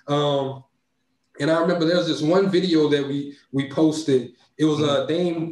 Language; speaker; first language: English; native; English